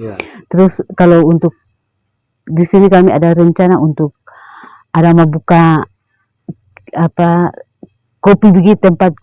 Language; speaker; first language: Indonesian; non-native, local second language; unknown